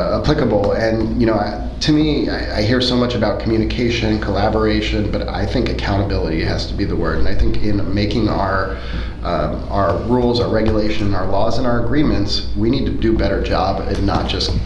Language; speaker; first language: English; early bilingual, other home language; Spanish